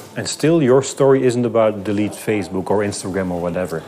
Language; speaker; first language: English; non-native, fluent; Dutch